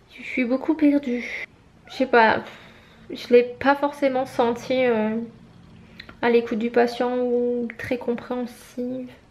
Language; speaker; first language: French; native; French